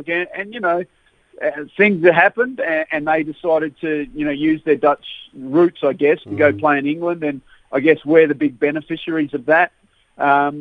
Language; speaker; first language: English; native; English